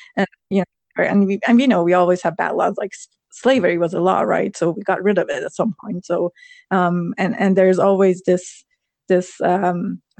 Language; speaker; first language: English; non-native, fluent; Persian